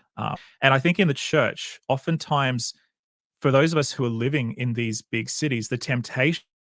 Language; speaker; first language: English; native; English